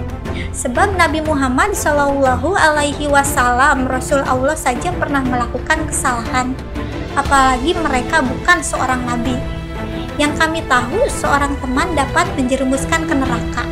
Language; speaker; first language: Indonesian; native; Indonesian